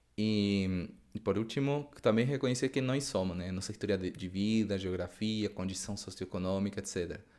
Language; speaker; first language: Portuguese; non-native, fluent; Spanish